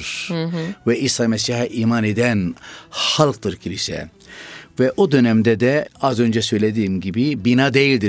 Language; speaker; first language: Turkish; non-native, fluent; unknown